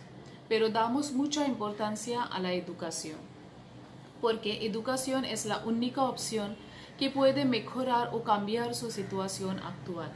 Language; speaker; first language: Spanish; non-native, fluent; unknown